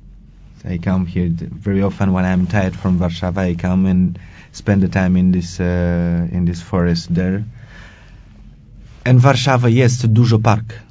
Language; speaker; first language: English; non-native, local second language; Wolof